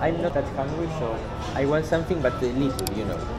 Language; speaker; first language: English; non-native, learner; Spanish